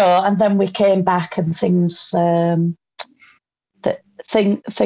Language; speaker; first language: English; native; English